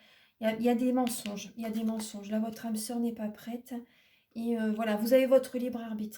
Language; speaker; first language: French; native; French